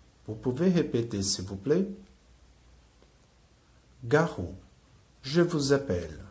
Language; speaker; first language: French; non-native, fluent; Portuguese